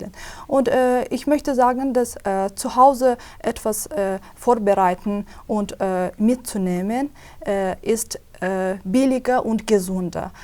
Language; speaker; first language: German; non-native, fluent; Azerbaijani